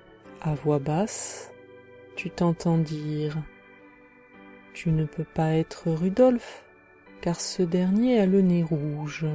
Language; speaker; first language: French; native; French